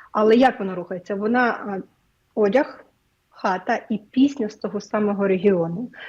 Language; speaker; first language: Ukrainian; native; Ukrainian